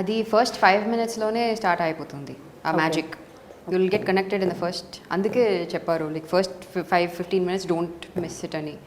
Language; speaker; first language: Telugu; non-native, learner; Tamil